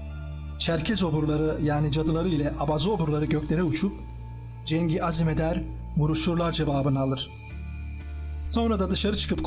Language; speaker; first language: Turkish; native; Turkish